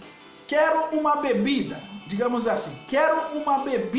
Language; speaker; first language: Portuguese; non-native, learner; Haitian Creole